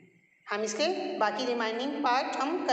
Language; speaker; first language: Hindi; native; Hindi